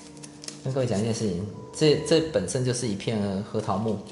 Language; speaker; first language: Chinese; native; Chinese